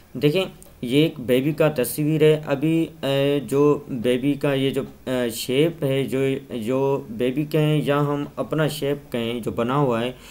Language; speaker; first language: Urdu; non-native, local second language; Sindhi